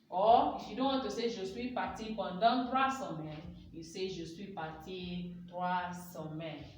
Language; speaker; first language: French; non-native, fluent; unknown